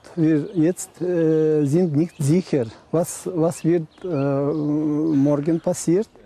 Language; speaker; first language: German; non-native, learner; Chechen